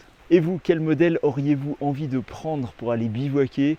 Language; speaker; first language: French; native; French